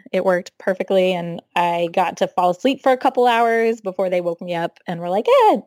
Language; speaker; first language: English; native; English